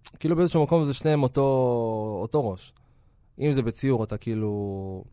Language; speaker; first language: Hebrew; native; Hebrew